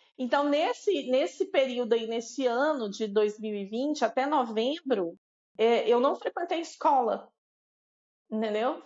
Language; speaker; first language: Portuguese; native; Portuguese